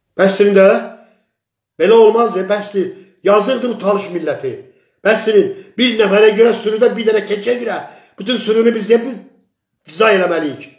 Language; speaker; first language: Azerbaijani; non-native, local second language; Talysh